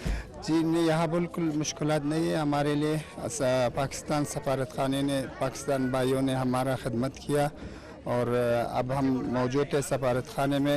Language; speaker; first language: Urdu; non-native, fluent; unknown